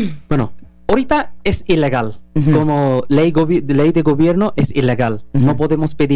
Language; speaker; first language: Spanish; non-native, learner; Bangla